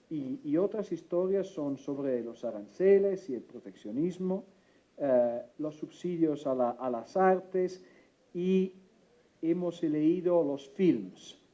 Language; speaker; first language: Spanish; non-native, fluent; Italian